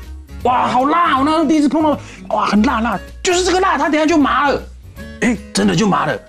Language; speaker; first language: Chinese; native; Chinese